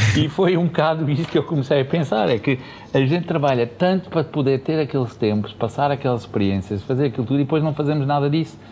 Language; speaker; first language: Portuguese; early bilingual, heritage; Portuguese